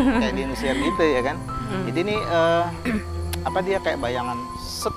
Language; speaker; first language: Indonesian; native; Indonesian